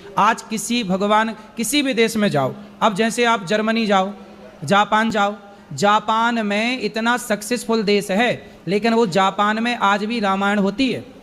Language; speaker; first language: Hindi; native; Hindi